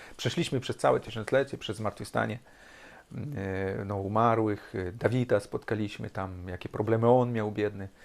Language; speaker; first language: Polish; early bilingual, heritage; Polish